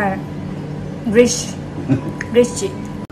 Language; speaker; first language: Japanese; non-native, learner; Thai